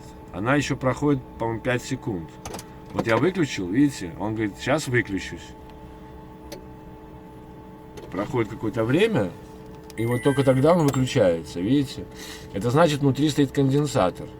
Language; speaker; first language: Russian; native; Russian